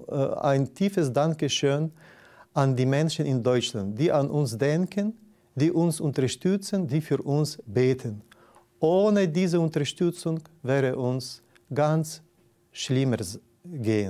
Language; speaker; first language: German; non-native, fluent; Ukrainian